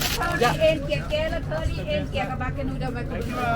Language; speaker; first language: Dutch; non-native, learner; Thai